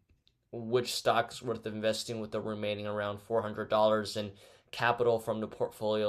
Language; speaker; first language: English; non-native, fluent; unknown